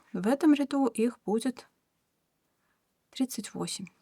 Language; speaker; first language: Russian; native; Russian